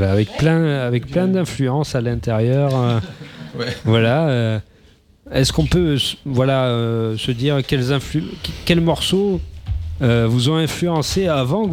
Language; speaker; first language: French; native; French